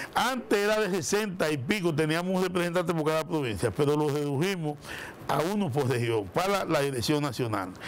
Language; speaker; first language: Spanish; native; Spanish